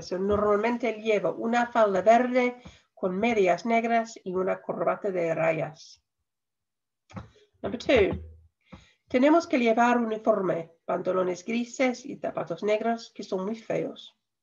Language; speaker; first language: Spanish; non-native, fluent; English